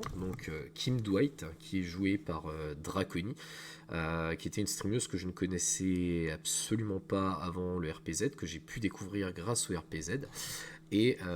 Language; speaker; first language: French; native; French